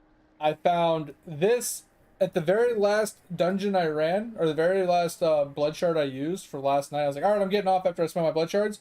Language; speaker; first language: English; native; English